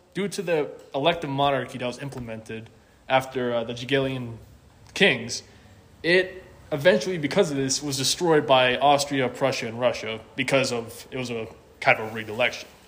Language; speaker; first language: English; native; English